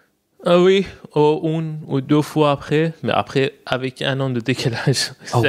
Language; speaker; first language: French; non-native, fluent; Persian